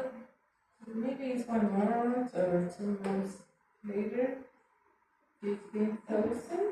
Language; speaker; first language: English; non-native, learner; Spanish